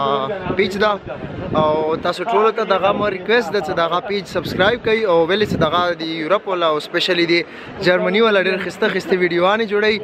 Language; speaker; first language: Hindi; non-native, local second language; Pashto